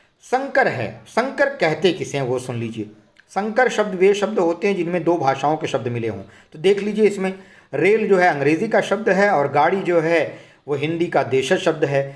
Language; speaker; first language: Hindi; native; Hindi